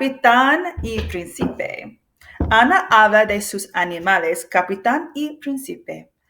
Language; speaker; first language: Spanish; non-native, fluent; English